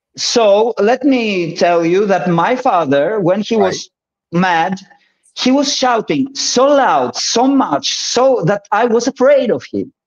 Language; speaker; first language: English; early bilingual, other home language; Polish